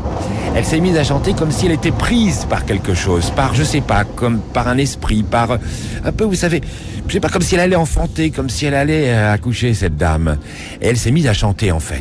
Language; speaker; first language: French; native; French